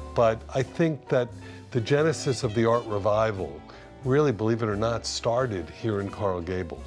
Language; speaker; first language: English; native; English